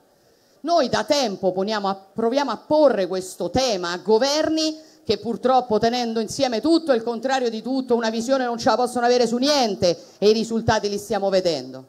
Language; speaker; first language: Italian; native; Italian